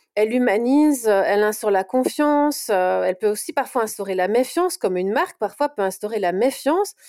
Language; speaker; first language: French; native; French